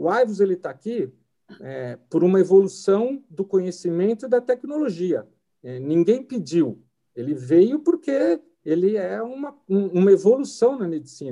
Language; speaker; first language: Portuguese; native; Portuguese